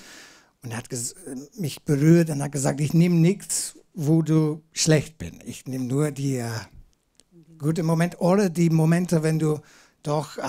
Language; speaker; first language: German; non-native, learner; English